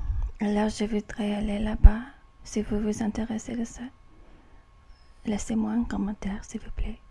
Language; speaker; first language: French; non-native, learner; English